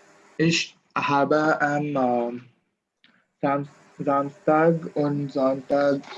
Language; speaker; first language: German; non-native, learner; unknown